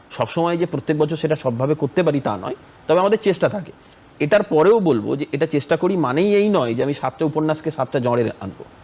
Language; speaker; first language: Bangla; native; Bangla